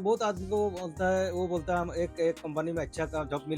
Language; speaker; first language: Hindi; non-native, fluent; Bangla